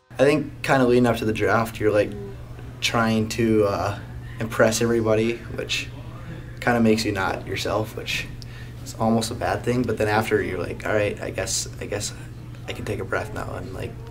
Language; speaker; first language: English; native; English